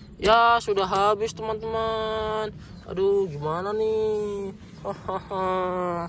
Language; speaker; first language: Indonesian; native; Indonesian